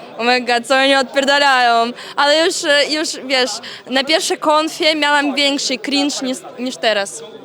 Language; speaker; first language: Polish; non-native, fluent; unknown